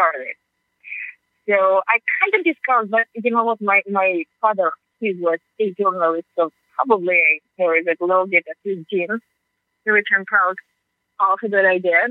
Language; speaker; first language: English; non-native, fluent; Russian